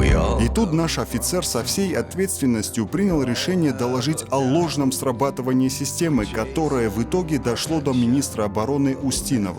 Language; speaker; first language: Russian; native; Russian